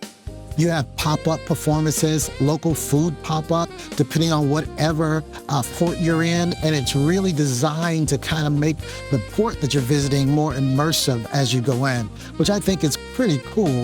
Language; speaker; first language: English; native; English